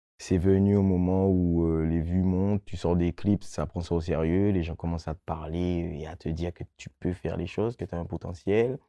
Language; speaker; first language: French; non-native, local second language; Guadeloupean Creole French